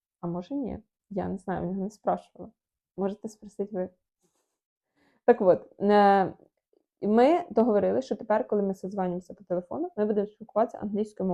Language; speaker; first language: Ukrainian; non-native, local second language; Russian